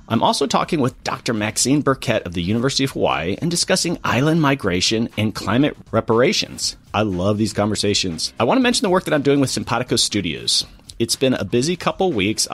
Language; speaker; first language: English; native; English